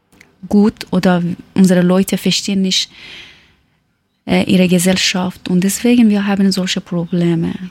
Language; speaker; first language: German; non-native, learner; Persian